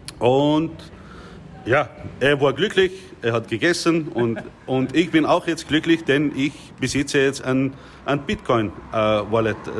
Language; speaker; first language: German; non-native, fluent; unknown